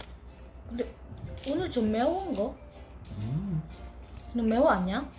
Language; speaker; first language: Korean; non-native, learner; Filipino